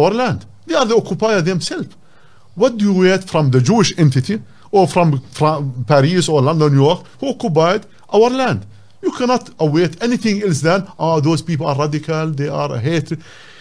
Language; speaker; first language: English; non-native, learner; Arabic